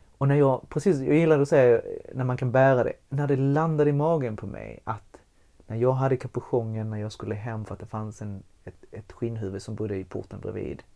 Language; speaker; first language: Swedish; early bilingual, other home language; Spanish